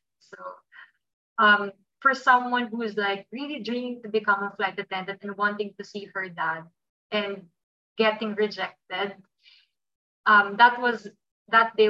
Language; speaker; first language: English; non-native, local second language; Filipino